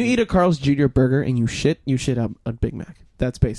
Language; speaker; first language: English; native; English